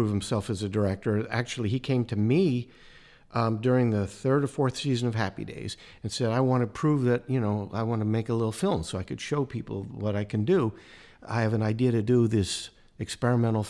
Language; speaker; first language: English; native; English